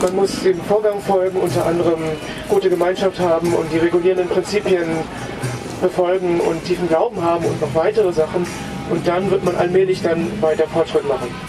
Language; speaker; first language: German; native; German